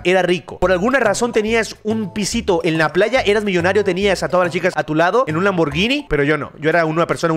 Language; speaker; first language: Spanish; native; Spanish